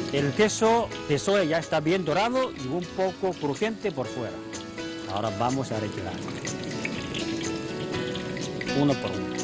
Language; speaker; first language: Spanish; non-native, fluent; Chinese